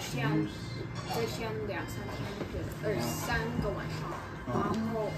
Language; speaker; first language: Chinese; non-native, fluent; English